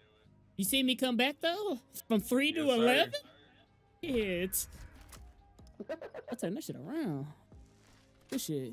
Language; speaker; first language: English; native; English